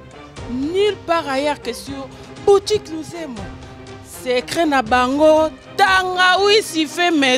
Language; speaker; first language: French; non-native, local second language; Lingala